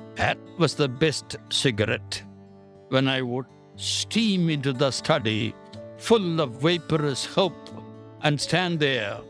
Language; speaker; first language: English; non-native, local second language; Tamil